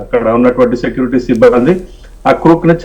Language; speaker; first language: Telugu; native; Telugu